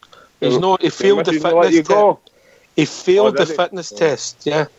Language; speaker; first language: English; native; English